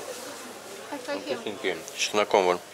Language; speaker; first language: Russian; native; Russian